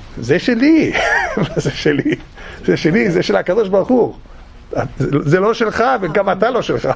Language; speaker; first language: Hebrew; non-native, fluent; English